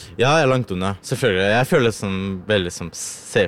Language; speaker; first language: Norwegian; non-native, learner; Ukrainian